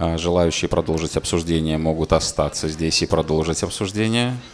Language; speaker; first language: Russian; native; Russian